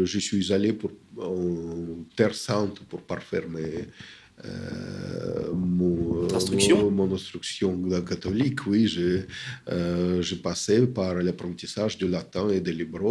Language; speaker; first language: French; non-native, fluent; Russian